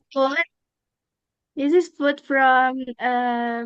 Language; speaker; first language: English; non-native, learner; Indonesian